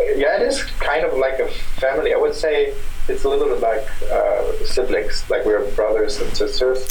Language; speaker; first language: English; non-native, fluent; German